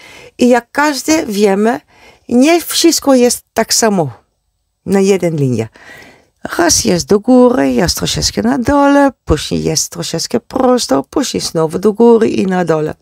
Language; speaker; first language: Polish; non-native, learner; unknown